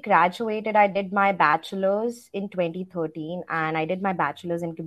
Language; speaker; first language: English; non-native, local second language; Hindi